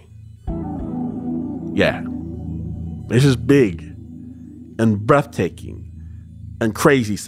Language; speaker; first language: English; native; English